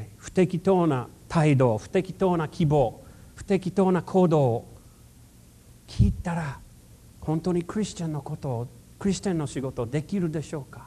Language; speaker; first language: Japanese; non-native, fluent; English